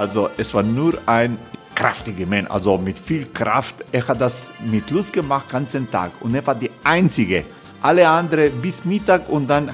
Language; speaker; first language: German; non-native, learner; Croatian